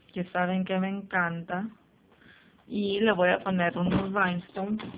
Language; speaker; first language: Spanish; early bilingual, heritage; Spanish